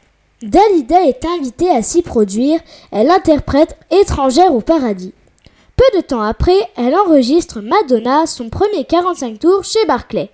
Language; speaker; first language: French; native; French